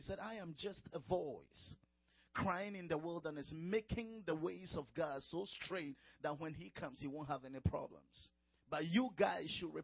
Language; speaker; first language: English; non-native, local second language; Akan